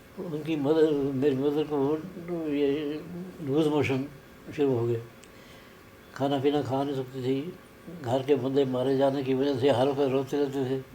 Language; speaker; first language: Urdu; non-native, local second language; Punjabi